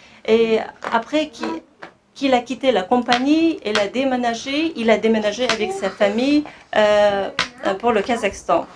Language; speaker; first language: French; non-native, fluent; Kazakh